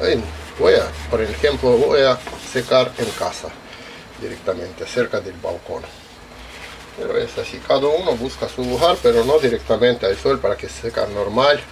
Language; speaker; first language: Spanish; non-native, learner; Russian